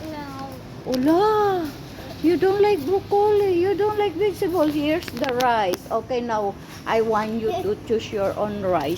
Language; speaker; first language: English; non-native, local second language; Filipino